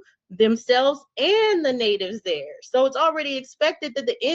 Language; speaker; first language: English; native; English